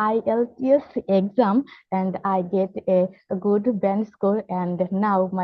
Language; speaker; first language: English; non-native, learner; Bangla